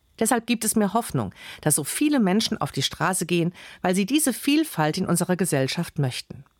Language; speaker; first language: German; native; German